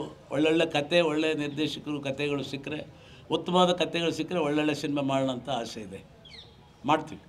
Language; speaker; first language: Kannada; native; Kannada